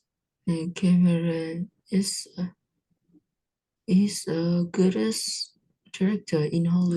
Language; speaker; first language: English; non-native, learner; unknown